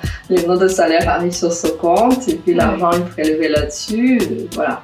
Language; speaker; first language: French; non-native, fluent; Russian